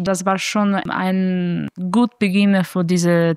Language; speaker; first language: German; non-native, fluent; Italian